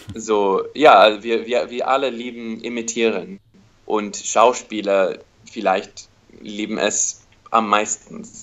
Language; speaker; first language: German; non-native, learner; English